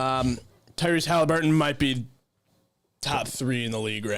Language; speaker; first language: English; native; English